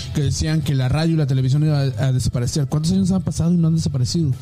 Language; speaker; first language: Spanish; native; Spanish